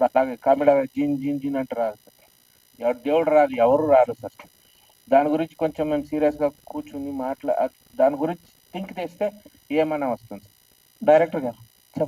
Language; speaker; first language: Telugu; non-native, local second language; Hindi